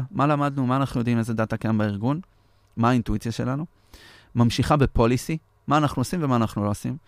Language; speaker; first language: Hebrew; native; Hebrew